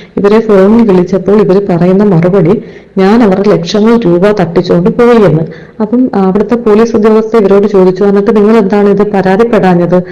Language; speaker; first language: Malayalam; native; Malayalam